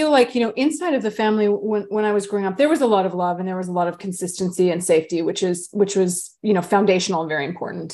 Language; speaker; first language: English; native; English